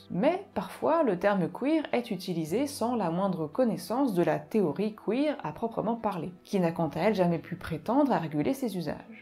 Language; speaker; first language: French; native; French